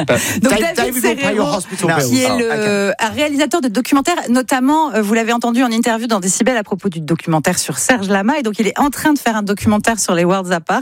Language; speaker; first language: French; native; French